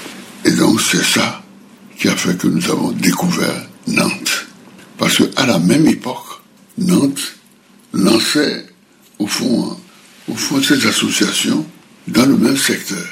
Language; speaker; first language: French; non-native, local second language; Fon